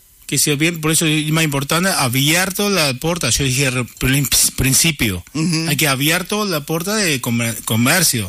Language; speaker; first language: Spanish; non-native, learner; Chinese